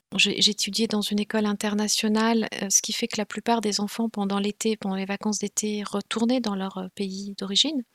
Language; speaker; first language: French; non-native, local second language; Kinyarwanda